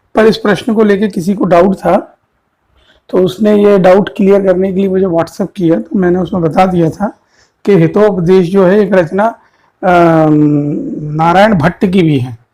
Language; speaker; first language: Hindi; native; Hindi